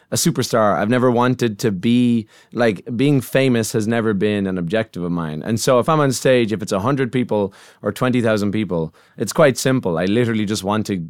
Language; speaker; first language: English; native; English